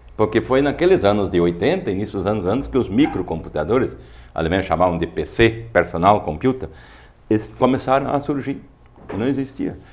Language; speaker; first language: Portuguese; non-native, local second language; German